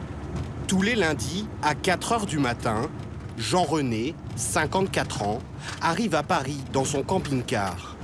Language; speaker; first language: French; native; French